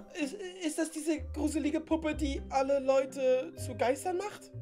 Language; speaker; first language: German; native; German